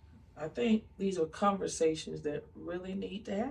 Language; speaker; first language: English; native; English